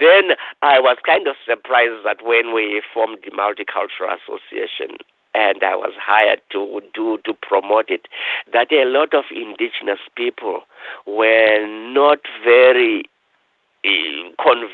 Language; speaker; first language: English; non-native, local second language; Shona